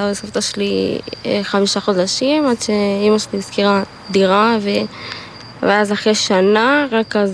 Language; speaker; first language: Hebrew; native; Hebrew